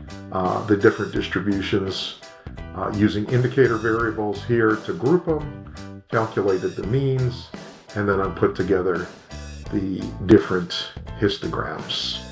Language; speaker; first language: English; native; English